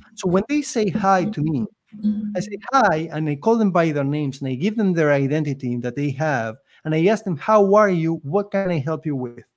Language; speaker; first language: English; non-native, fluent; Spanish